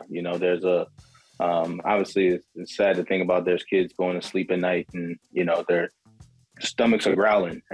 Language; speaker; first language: English; native; English